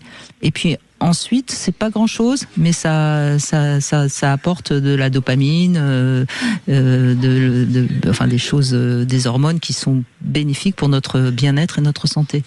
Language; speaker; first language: French; native; French